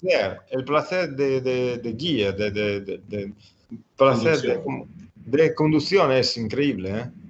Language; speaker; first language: Spanish; non-native, fluent; Italian